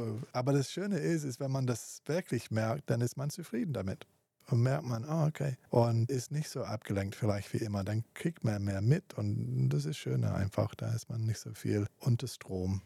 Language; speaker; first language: German; non-native, fluent; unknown